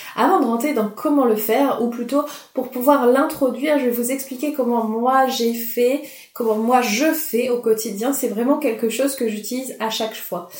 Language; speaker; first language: French; native; French